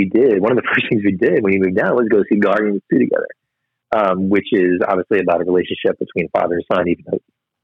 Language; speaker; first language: English; native; English